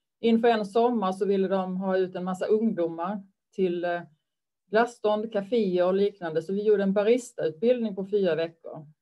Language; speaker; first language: Swedish; native; Swedish